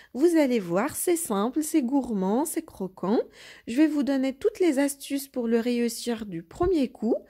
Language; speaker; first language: French; non-native, local second language; Arabic